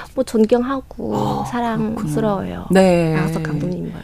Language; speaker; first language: Korean; non-native, learner; Vietnamese